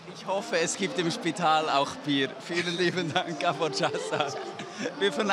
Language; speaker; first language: German; native; German